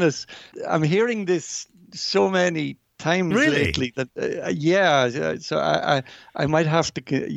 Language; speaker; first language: English; native; English